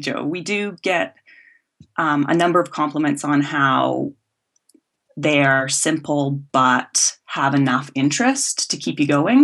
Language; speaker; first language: English; native; English